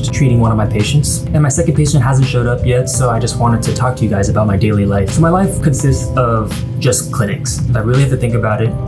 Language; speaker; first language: English; non-native, fluent; Spanish